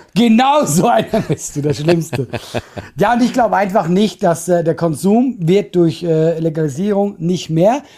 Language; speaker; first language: German; non-native, fluent; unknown